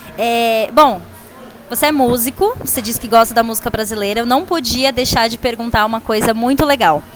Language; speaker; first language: Portuguese; native; Portuguese